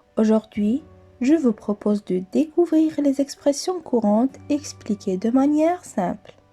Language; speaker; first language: French; non-native, local second language; Arabic